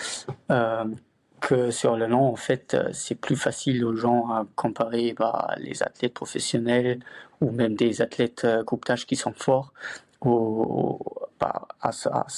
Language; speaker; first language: French; non-native, fluent; Luxembourgish